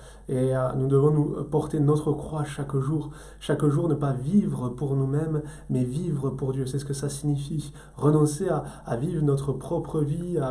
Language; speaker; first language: French; native; French